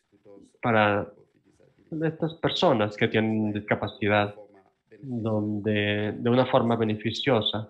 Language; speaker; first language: Spanish; non-native, fluent; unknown